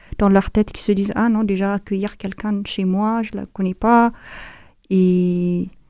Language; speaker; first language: French; non-native, fluent; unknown